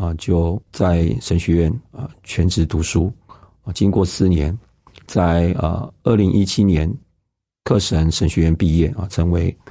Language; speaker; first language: Chinese; non-native, local second language; Hakka Chinese